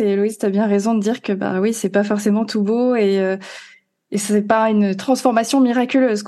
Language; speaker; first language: French; native; French